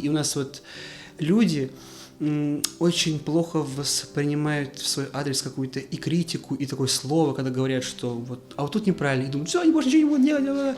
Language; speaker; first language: Russian; native; Russian